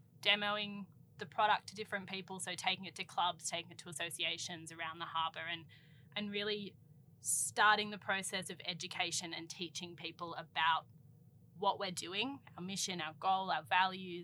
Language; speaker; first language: English; native; English